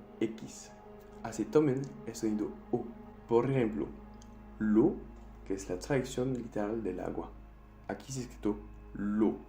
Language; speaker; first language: Spanish; non-native, fluent; French